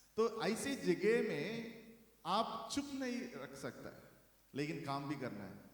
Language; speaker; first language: Hindi; non-native, local second language; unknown